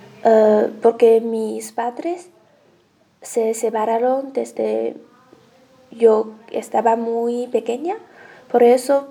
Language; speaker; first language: Spanish; non-native, learner; Chinese